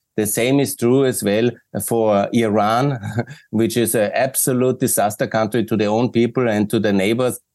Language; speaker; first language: English; non-native, fluent; German